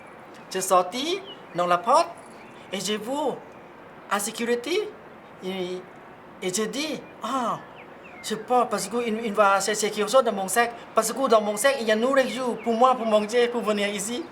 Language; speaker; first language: French; non-native, learner; Thai